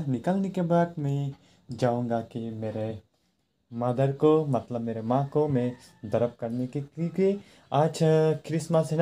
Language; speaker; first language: Hindi; non-native, local second language; Kok Borok